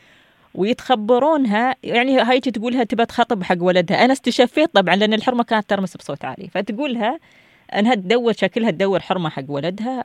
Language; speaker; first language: Arabic; native; Arabic